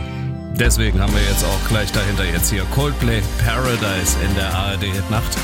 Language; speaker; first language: German; native; German